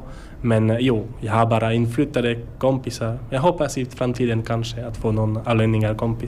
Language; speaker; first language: Swedish; non-native, learner; French